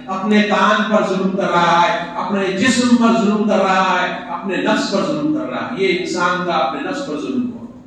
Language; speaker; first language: Urdu; native; Urdu